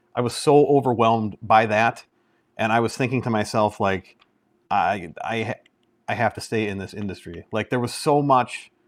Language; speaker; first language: English; native; English